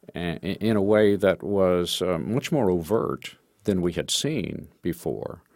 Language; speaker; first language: English; native; English